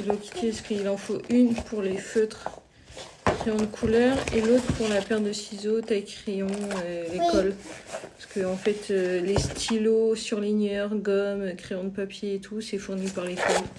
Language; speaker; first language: French; native; French